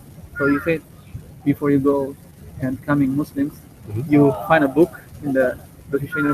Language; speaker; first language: English; non-native, fluent; Indonesian